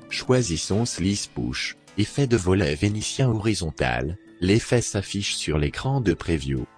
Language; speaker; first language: French; native; French